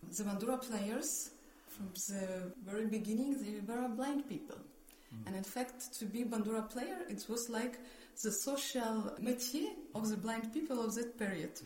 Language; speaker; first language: English; non-native, fluent; Ukrainian